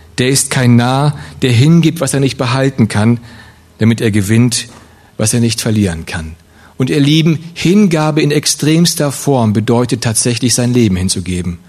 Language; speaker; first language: German; early bilingual, other home language; Russian